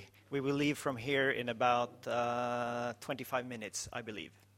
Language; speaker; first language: English; non-native, fluent; Norwegian